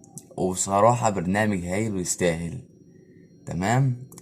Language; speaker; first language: Arabic; native; Arabic